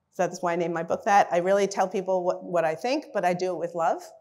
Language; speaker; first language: English; native; English